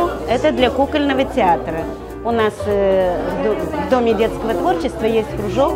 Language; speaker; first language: Russian; native; Russian